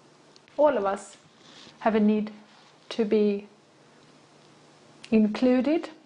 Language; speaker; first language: English; non-native, fluent; Swedish